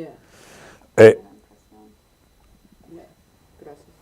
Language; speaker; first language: Spanish; non-native, learner; English